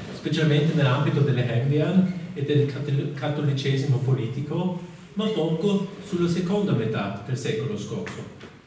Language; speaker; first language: Italian; non-native, fluent; German